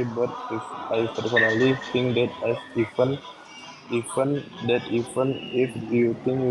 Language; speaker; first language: English; non-native, learner; Indonesian